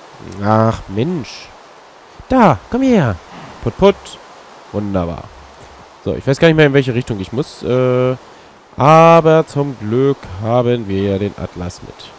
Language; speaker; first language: German; native; German